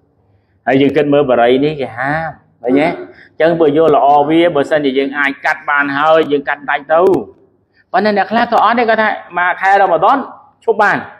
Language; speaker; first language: Khmer; native; Khmer